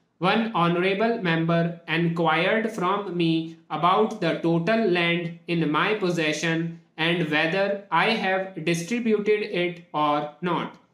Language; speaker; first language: English; non-native, local second language; Hindi